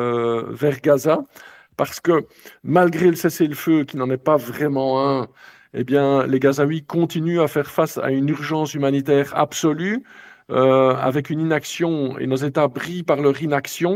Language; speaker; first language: French; native; French